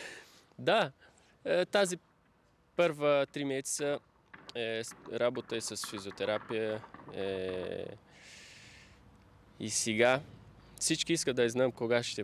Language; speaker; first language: Bulgarian; non-native, learner; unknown